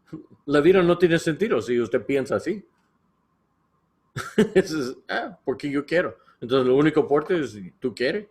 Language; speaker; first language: Spanish; non-native, learner; English